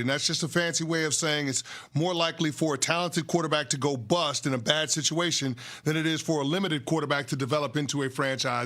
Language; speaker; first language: English; native; English